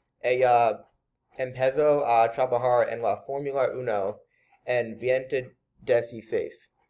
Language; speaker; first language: Spanish; non-native, learner; English